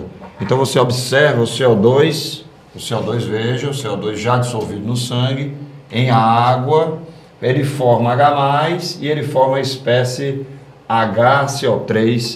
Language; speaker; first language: Portuguese; native; Portuguese